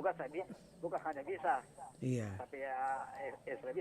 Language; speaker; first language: Indonesian; non-native, local second language; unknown